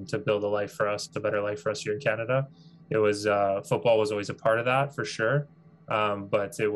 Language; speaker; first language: English; native; English